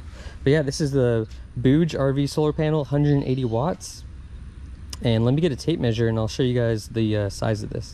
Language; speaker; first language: English; native; English